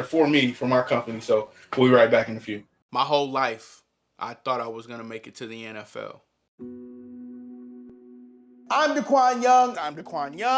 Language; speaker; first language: English; native; English